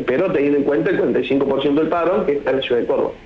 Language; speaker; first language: Spanish; native; Spanish